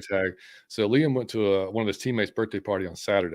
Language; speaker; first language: English; native; English